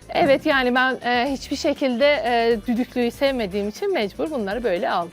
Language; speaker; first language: Turkish; non-native, fluent; Azerbaijani